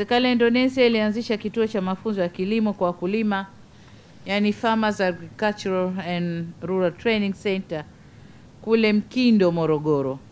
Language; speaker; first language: Swahili; native; Swahili